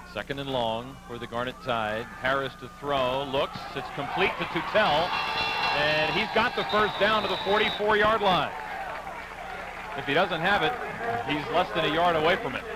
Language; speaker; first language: English; native; English